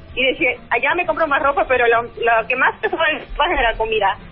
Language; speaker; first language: Spanish; native; Spanish